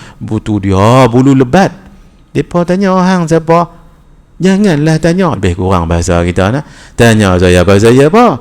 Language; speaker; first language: Malay; native; Malay